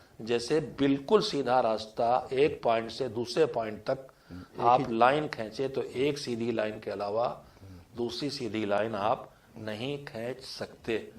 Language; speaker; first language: Urdu; native; Urdu